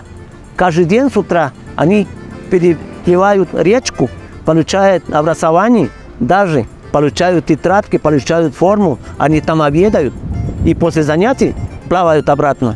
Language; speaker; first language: Russian; non-native, fluent; Spanish